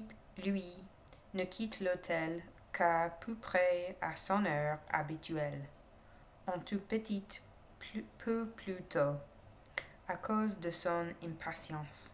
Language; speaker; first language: French; non-native, learner; English